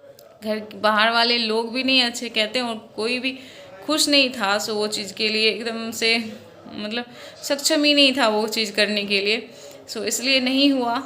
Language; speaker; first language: Hindi; non-native, local second language; Maithili